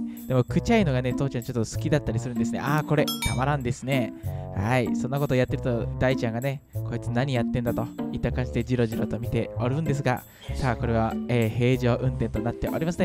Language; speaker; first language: Japanese; native; Japanese